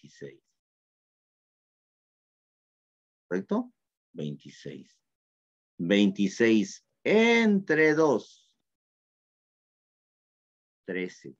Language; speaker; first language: Spanish; native; Spanish